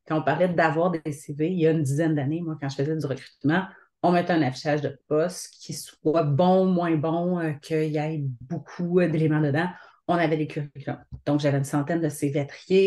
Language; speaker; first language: French; native; French